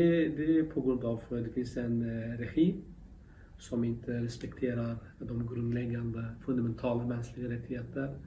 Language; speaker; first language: Swedish; non-native, local second language; Kurdish